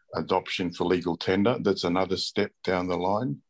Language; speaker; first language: English; native; English